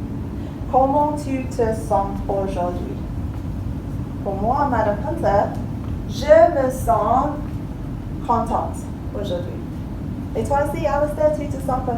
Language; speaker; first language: French; non-native, fluent; English